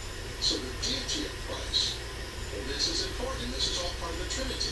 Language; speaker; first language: English; native; English